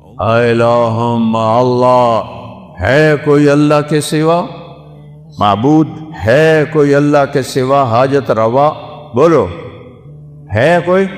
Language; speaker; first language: Urdu; non-native, local second language; Saraiki